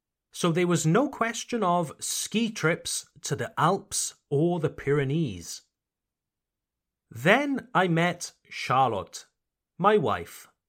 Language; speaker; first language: English; native; English